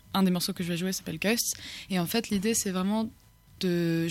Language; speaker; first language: French; early bilingual, other home language; English